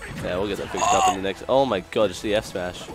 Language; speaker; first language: English; native; English